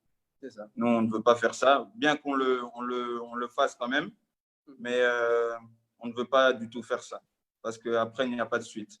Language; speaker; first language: French; non-native, local second language; Lingala